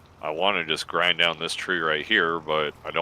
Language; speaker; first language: English; native; English